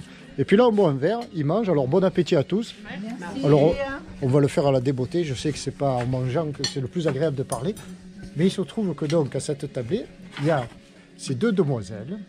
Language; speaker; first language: French; native; French